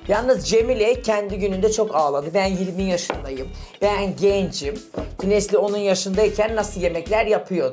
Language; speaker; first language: Turkish; native; Turkish